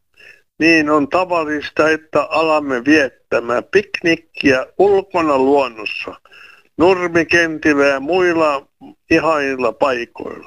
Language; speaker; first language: Finnish; native; Finnish